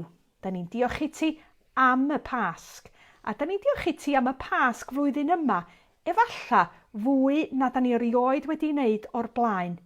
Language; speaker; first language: Welsh; native; Welsh